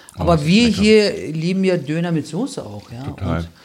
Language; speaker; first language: German; early bilingual, other home language; Turkish